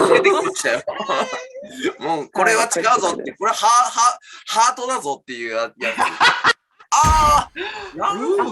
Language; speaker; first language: Japanese; native; Japanese